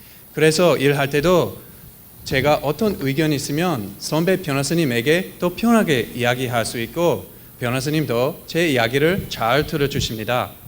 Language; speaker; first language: Korean; non-native, fluent; English